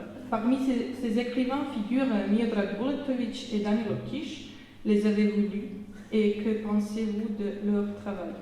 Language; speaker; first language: French; non-native, fluent; Serbian